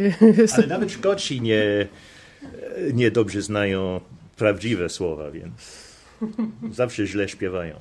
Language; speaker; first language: Polish; non-native, fluent; English